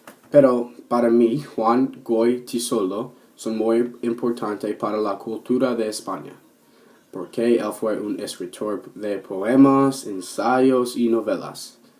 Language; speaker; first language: Spanish; non-native, learner; English